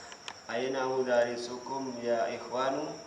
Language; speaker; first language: Arabic; non-native, learner; Indonesian